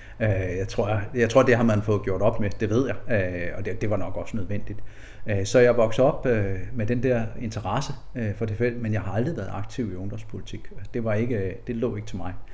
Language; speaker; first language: Danish; native; Danish